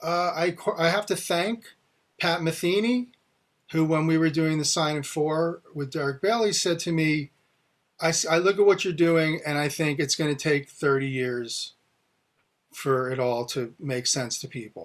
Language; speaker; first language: English; native; English